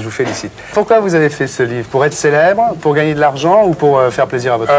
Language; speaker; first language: French; native; French